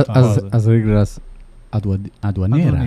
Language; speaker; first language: Portuguese; non-native, learner; French